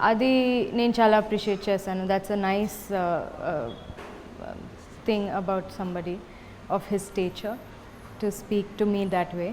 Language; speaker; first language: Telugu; non-native, local second language; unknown